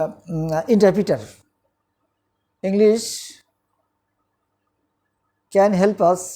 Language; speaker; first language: English; non-native, local second language; Bangla